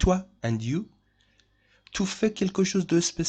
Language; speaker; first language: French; non-native, fluent; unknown